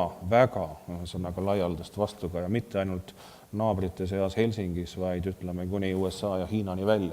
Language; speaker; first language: Estonian; native; Estonian